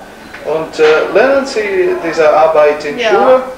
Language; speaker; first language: German; non-native, learner; English